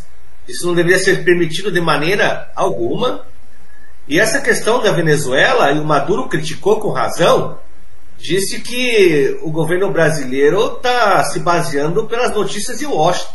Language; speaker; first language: Portuguese; native; Portuguese